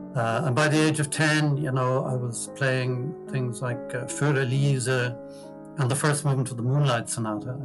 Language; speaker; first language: English; native; English